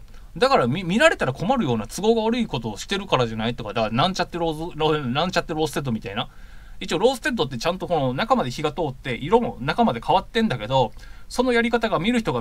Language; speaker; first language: Japanese; native; Japanese